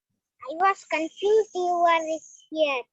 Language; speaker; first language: English; non-native, learner; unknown